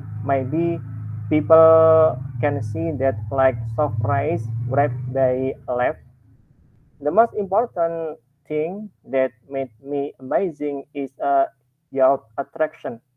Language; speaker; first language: English; non-native, learner; Indonesian